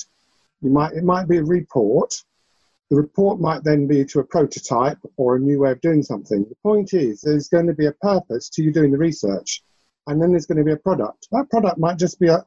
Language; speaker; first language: English; native; English